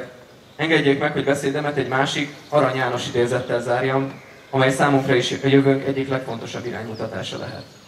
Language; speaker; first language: Hungarian; native; Hungarian